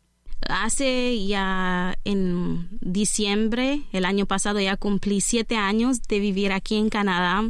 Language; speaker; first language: Spanish; non-native, learner; Romanian